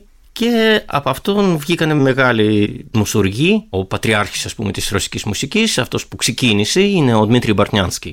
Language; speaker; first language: Greek; non-native, fluent; Russian